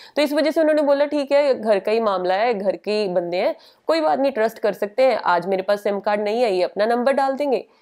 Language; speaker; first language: Hindi; native; Hindi